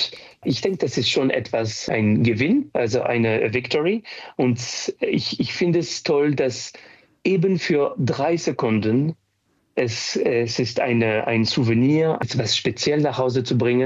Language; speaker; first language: German; non-native, fluent; French